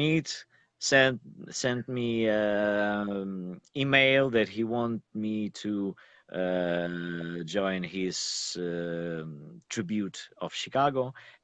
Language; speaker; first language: English; non-native, learner; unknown